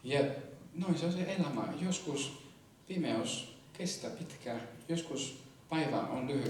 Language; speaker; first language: Finnish; non-native, fluent; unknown